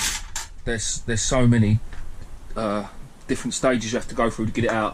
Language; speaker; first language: English; native; English